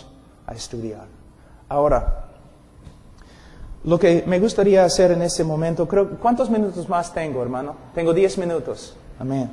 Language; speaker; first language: Spanish; non-native, fluent; English